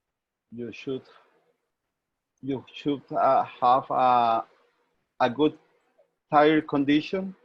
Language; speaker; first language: English; non-native, learner; Spanish